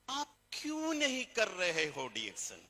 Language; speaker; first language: Hindi; non-native, fluent; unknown